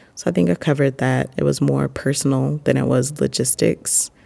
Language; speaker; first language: English; native; English